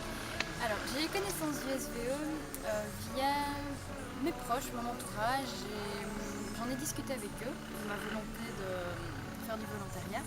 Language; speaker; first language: French; native; French